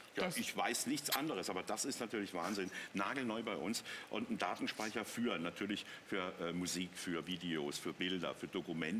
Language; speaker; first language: German; native; German